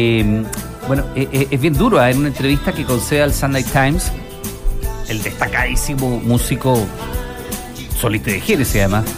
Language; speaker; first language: Spanish; native; Spanish